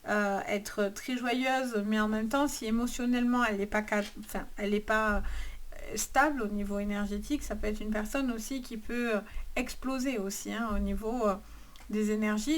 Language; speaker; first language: French; native; French